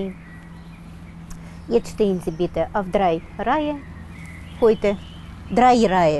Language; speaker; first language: German; non-native, learner; Russian